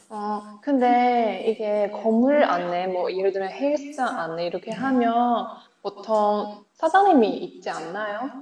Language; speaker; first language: Korean; non-native, fluent; Chinese